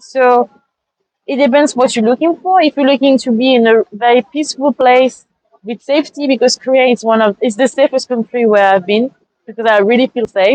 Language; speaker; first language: English; non-native, fluent; French